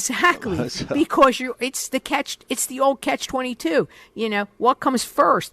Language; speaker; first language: English; native; English